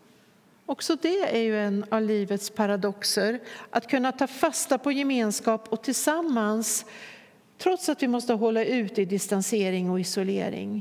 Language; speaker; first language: Swedish; native; Swedish